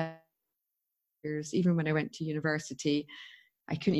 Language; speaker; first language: English; native; English